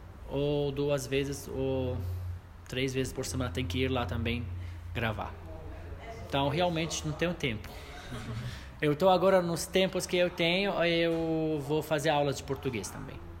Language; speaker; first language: Portuguese; non-native, fluent; Arabic